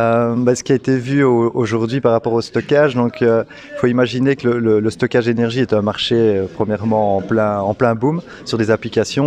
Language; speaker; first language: French; native; French